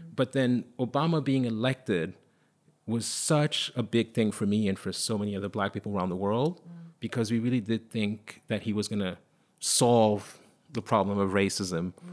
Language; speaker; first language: English; non-native, fluent; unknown